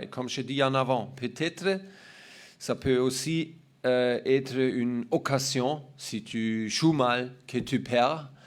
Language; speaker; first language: French; non-native, learner; German